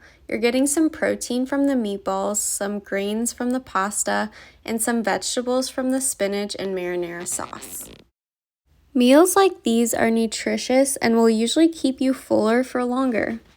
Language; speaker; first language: English; native; English